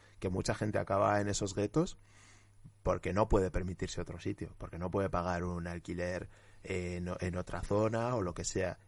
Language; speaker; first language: Spanish; early bilingual, other home language; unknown